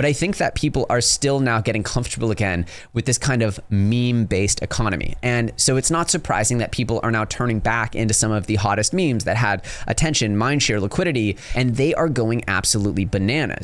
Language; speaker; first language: English; native; English